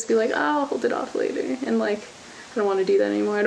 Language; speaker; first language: English; native; English